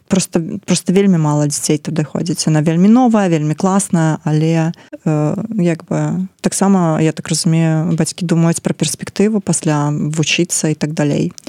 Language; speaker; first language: Belarusian; non-native, local second language; Russian